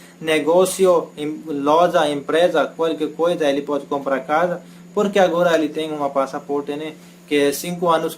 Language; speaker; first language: Portuguese; non-native, learner; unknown